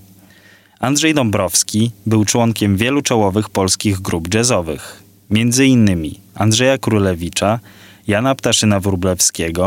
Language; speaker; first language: Polish; native; Polish